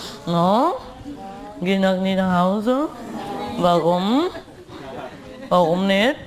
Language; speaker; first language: German; non-native, learner; Vietnamese